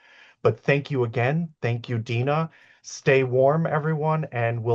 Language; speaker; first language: English; native; English